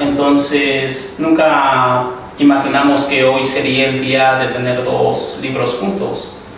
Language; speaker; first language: Spanish; native; Spanish